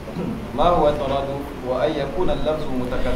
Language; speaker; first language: Arabic; non-native, learner; Malay